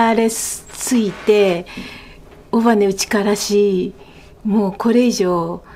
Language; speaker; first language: Japanese; native; Japanese